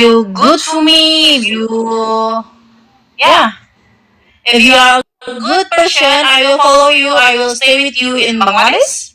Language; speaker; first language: English; non-native, learner; Indonesian